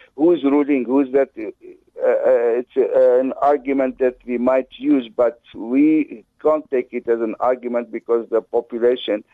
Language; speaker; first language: English; non-native, fluent; Arabic